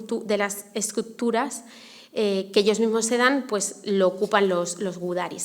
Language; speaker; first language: Spanish; native; Spanish